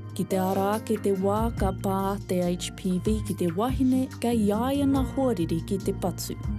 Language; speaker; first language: Māori; native; Māori